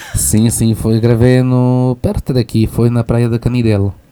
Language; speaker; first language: Portuguese; non-native, fluent; French